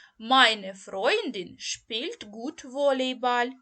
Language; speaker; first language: German; non-native, learner; Ukrainian